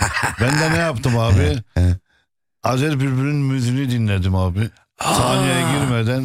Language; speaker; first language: Turkish; non-native, fluent; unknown